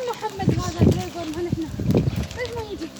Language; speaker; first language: Arabic; non-native, learner; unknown